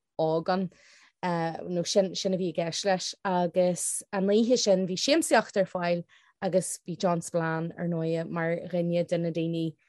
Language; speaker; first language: Irish; non-native, local second language; English